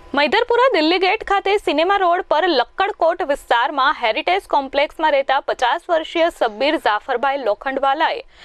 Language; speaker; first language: Gujarati; native; Gujarati